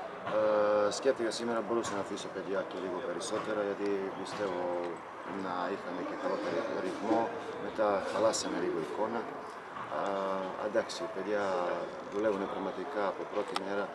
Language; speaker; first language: Greek; non-native, fluent; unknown